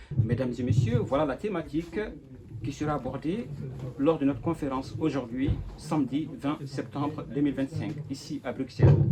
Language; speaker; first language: French; non-native, local second language; Fula